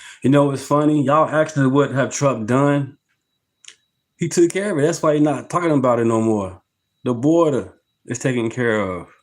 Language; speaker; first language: English; native; English